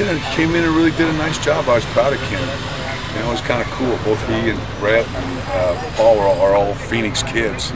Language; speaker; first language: English; native; English